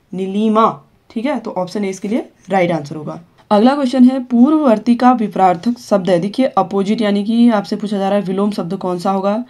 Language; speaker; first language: Hindi; native; Hindi